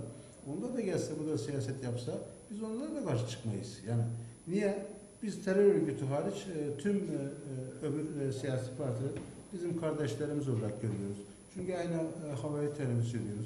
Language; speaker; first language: Turkish; native; Turkish